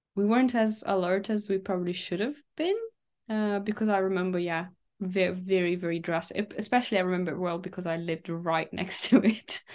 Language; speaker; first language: English; early bilingual, other home language; Ukrainian